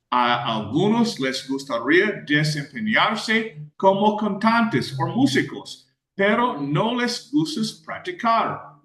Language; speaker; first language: Spanish; non-native, fluent; English